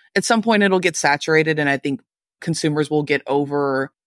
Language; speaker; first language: English; native; English